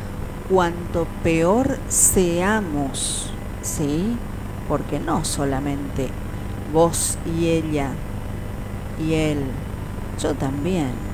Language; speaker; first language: Spanish; native; Spanish